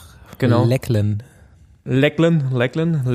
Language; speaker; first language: German; native; German